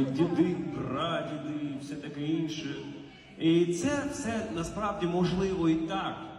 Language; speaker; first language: Ukrainian; non-native, local second language; Russian